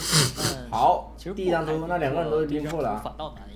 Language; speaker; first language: Chinese; native; Chinese